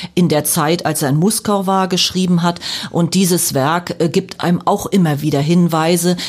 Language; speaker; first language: German; native; German